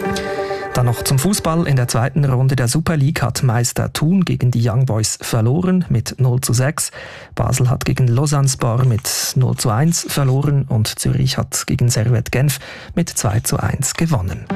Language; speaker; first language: German; native; German